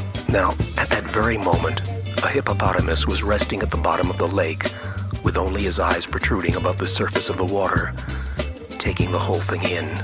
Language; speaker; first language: English; native; English